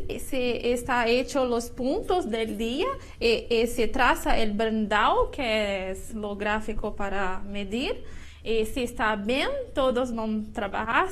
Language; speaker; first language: Spanish; non-native, learner; Portuguese